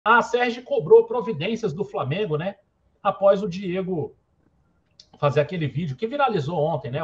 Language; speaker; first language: Portuguese; native; Portuguese